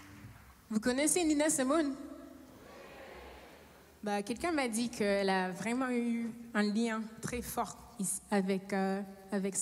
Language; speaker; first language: French; non-native, fluent; English